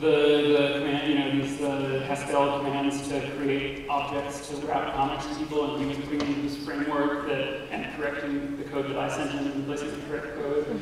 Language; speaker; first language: English; native; English